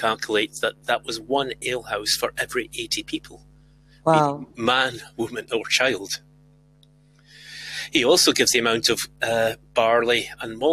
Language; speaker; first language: English; native; English